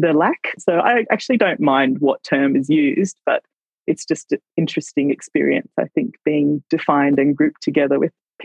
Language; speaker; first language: English; native; English